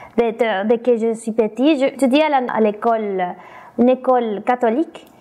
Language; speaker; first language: French; non-native, fluent; Spanish